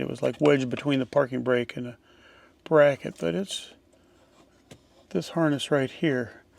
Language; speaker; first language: English; native; English